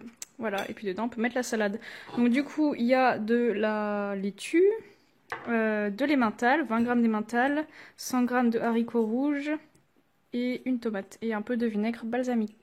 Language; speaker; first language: French; native; French